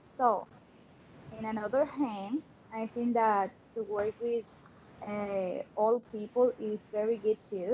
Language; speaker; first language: English; non-native, learner; Spanish